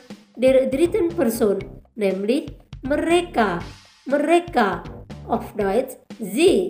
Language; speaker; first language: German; non-native, fluent; Indonesian